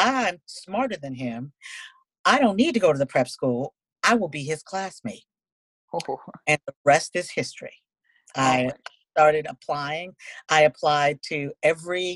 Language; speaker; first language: English; native; English